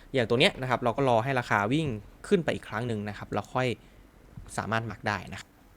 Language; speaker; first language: Thai; native; Thai